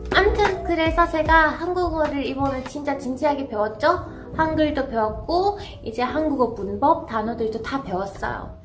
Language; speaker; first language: Korean; non-native, fluent; Persian